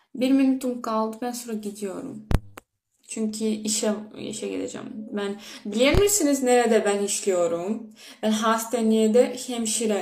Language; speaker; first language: Turkish; early bilingual, heritage; Turkish